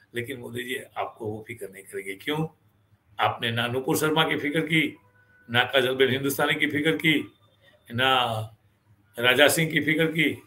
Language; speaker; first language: Hindi; non-native, local second language; Gujarati